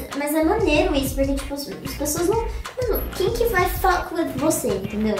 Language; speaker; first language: Portuguese; early bilingual, heritage; Portuguese